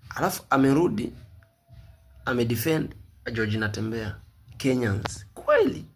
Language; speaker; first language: Swahili; native; Swahili